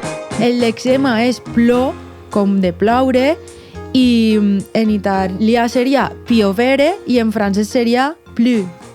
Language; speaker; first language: Catalan; native; Catalan